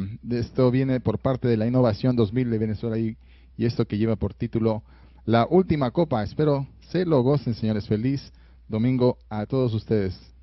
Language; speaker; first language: Spanish; native; Spanish